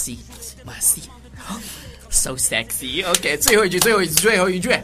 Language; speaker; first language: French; non-native, learner; Chinese